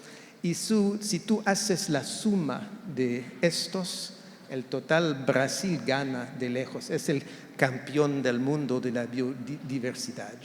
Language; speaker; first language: Spanish; non-native, fluent; French